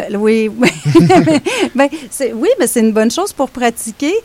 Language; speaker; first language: French; native; French